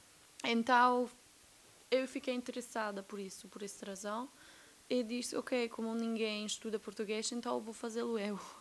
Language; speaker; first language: Portuguese; non-native, fluent; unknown